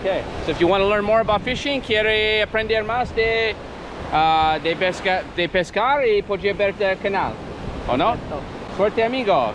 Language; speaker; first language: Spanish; non-native, learner; English